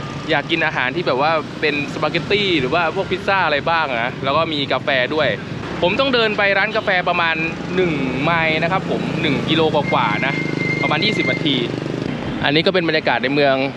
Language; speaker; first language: Thai; native; Thai